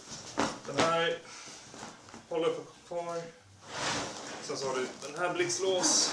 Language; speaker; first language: Swedish; non-native, local second language; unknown